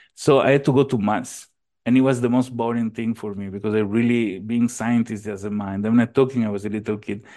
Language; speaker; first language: English; non-native, fluent; Italian